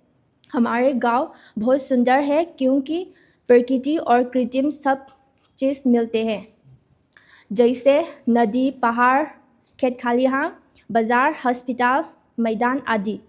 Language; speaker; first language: Hindi; non-native, local second language; Manipuri